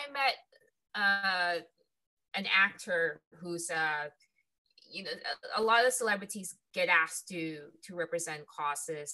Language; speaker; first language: English; non-native, local second language; Filipino